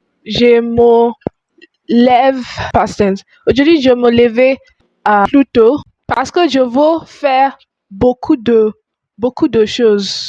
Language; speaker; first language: French; non-native, learner; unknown